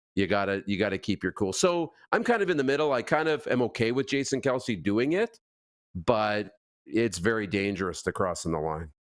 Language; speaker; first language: English; native; English